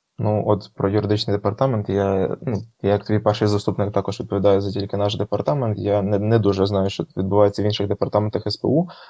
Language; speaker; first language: Ukrainian; native; Ukrainian